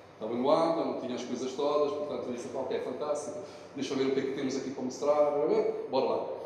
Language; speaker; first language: Portuguese; non-native, fluent; Italian